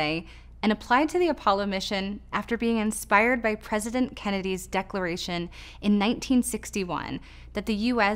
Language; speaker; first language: English; native; English